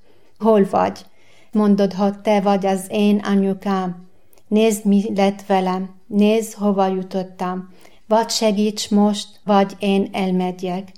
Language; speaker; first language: Hungarian; non-native, learner; Arabic